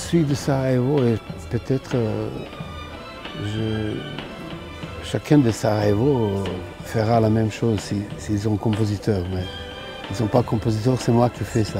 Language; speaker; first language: French; non-native, fluent; Serbian